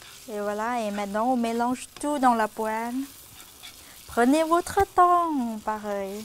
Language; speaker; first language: French; non-native, fluent; Thai